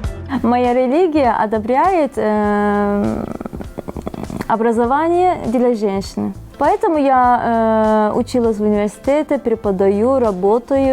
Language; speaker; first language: Russian; non-native, fluent; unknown